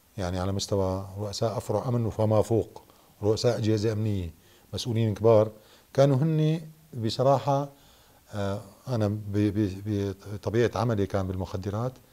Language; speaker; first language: Arabic; native; Arabic